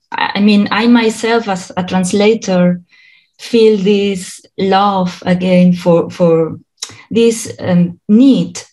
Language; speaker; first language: English; non-native, fluent; Catalan